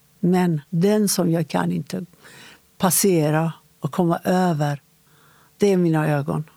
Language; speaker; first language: Swedish; non-native, fluent; Persian